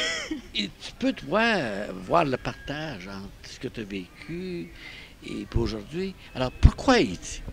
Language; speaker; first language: French; native; French